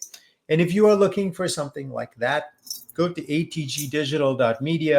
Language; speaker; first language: English; native; English